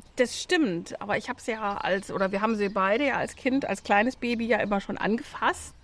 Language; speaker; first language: German; native; German